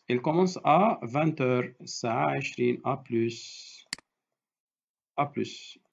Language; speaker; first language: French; non-native, fluent; Arabic